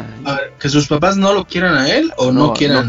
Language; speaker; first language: Spanish; native; Spanish